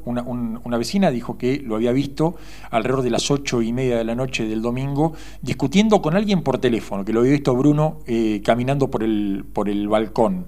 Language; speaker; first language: Spanish; native; Spanish